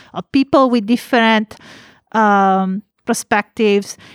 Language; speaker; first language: English; non-native, fluent; Italian